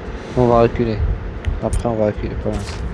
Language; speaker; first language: French; native; French